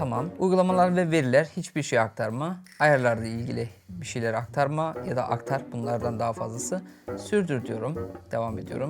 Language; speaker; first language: Turkish; native; Turkish